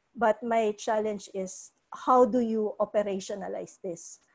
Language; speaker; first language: English; non-native, local second language; Cebuano